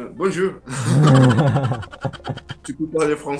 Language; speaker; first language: French; non-native, learner; Portuguese